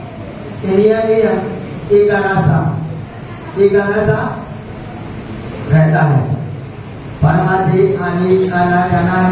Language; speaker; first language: Hindi; non-native, learner; Burmese